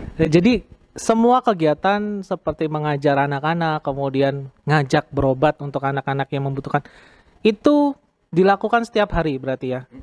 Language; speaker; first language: Indonesian; native; Indonesian